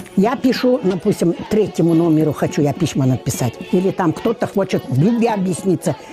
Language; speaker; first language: Russian; non-native, local second language; Chuvash